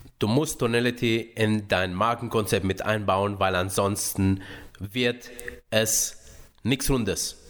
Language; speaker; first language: German; early bilingual, other home language; Romanian